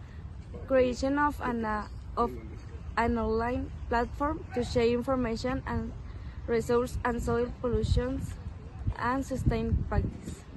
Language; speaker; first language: English; non-native, learner; Spanish